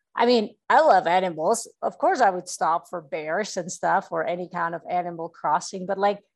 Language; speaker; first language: English; non-native, fluent; Czech